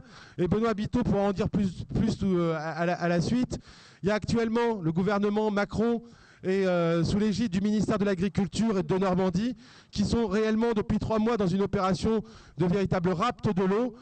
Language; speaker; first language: French; native; French